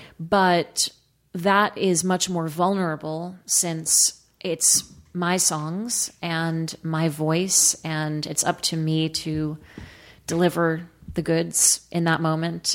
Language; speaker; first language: English; native; English